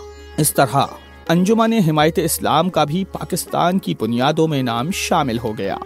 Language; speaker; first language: Urdu; native; Urdu